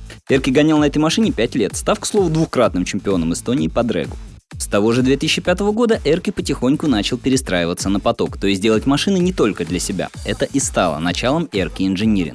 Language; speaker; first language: Russian; native; Russian